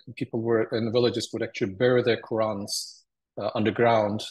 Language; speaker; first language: English; early bilingual, other home language; Turkish